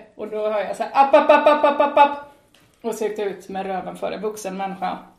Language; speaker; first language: Swedish; native; Swedish